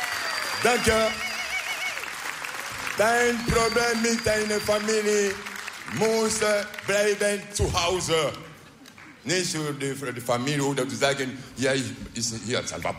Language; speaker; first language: Dutch; non-native, learner; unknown